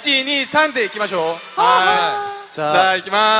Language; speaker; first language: Japanese; non-native, fluent; Korean